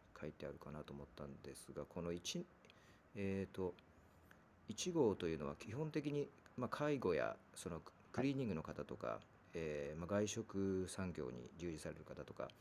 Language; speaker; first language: Japanese; native; Japanese